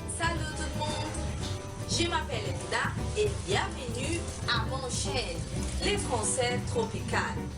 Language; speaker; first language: French; non-native, learner; Portuguese